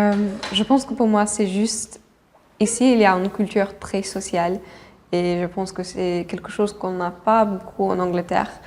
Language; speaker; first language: French; non-native, fluent; English